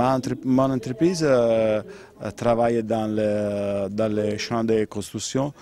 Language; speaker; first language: French; non-native, learner; Italian